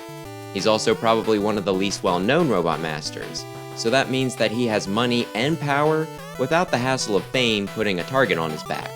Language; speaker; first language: English; native; English